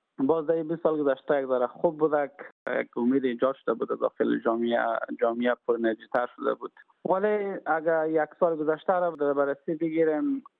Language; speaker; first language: Persian; native; Persian